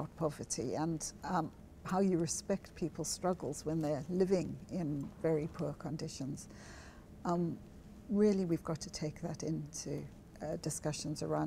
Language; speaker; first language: English; native; English